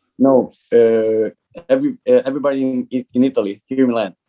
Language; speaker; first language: English; non-native, learner; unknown